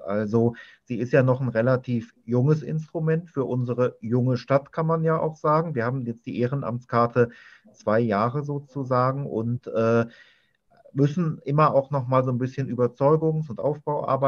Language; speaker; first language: German; native; German